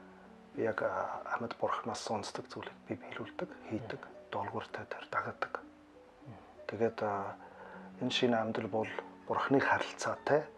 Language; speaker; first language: Mongolian; non-native, fluent; German